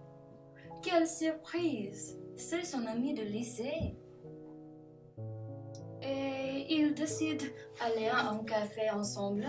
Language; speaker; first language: French; non-native, learner; English